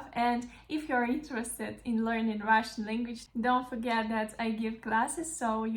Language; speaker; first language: English; non-native, learner; Russian